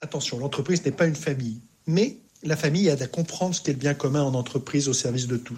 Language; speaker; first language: French; native; French